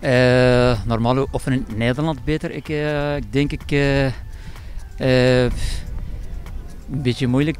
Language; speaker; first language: Dutch; non-native, learner; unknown